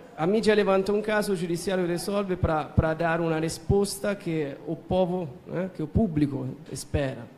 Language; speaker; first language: Portuguese; non-native, fluent; Italian